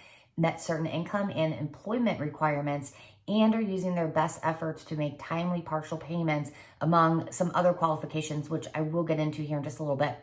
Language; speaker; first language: English; native; English